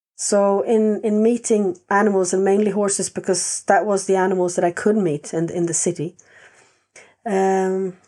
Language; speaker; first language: English; non-native, fluent; Swedish